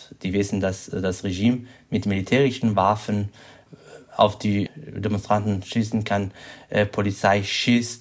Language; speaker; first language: German; non-native, fluent; Kurdish